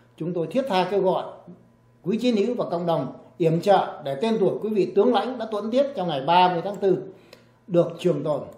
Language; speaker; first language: Vietnamese; native; Vietnamese